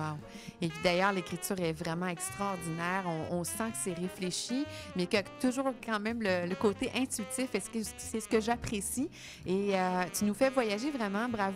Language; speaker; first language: French; native; French